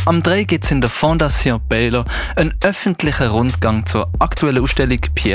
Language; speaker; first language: German; native; German